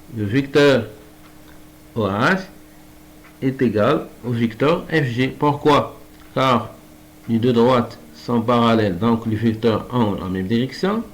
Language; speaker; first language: French; non-native, local second language; Arabic